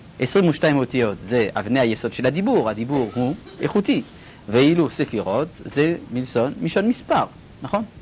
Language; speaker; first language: Hebrew; non-native, fluent; French